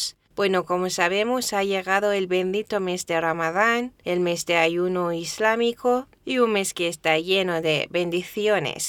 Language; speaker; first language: Spanish; non-native, fluent; Persian